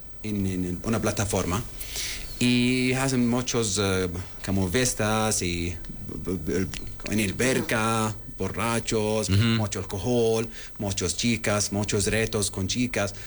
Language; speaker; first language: Spanish; non-native, learner; Arabic